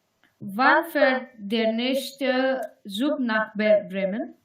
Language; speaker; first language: German; non-native, learner; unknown